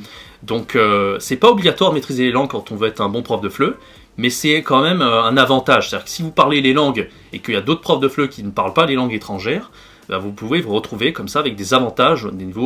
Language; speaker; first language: French; native; French